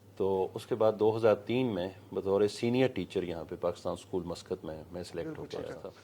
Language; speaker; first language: Urdu; non-native, local second language; Punjabi